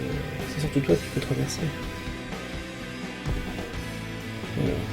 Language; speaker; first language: French; native; French